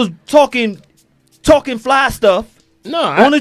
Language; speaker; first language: English; native; English